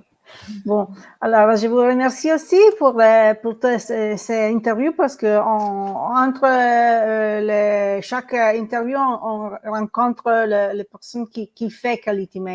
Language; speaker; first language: French; non-native, learner; Italian